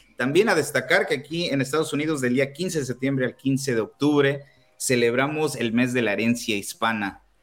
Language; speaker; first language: Spanish; native; Spanish